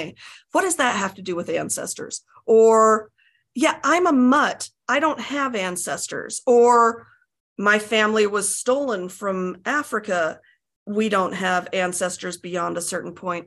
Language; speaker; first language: English; native; English